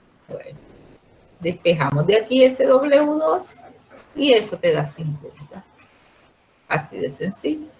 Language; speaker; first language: Spanish; native; Spanish